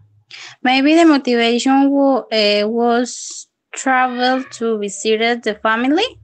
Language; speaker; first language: English; non-native, learner; Spanish